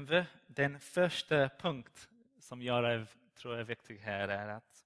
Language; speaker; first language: Swedish; non-native, learner; English